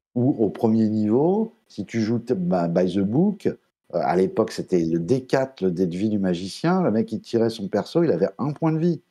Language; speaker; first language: French; native; French